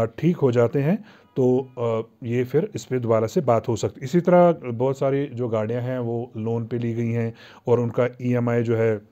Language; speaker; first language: Hindi; non-native, local second language; Kashmiri